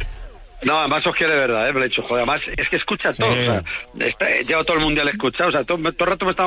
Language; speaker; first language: Spanish; native; Spanish